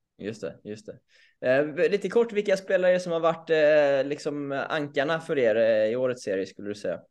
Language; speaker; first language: Swedish; native; Swedish